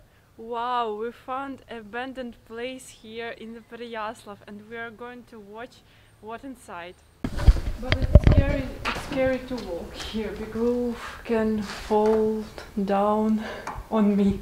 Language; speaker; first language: English; non-native, fluent; Ukrainian